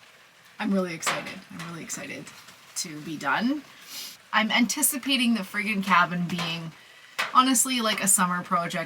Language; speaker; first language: English; native; English